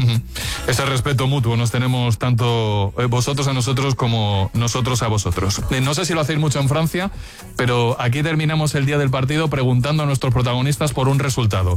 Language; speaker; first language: Spanish; native; Spanish